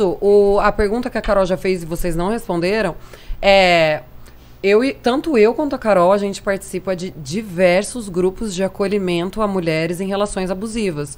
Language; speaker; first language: Portuguese; native; Portuguese